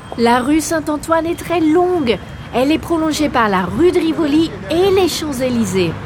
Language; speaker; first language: French; native; French